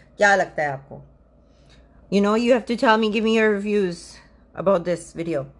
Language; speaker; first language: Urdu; native; Urdu